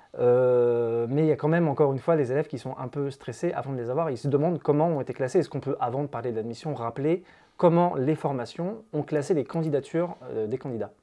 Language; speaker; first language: French; native; French